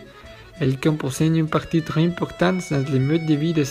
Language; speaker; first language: French; non-native, learner; Spanish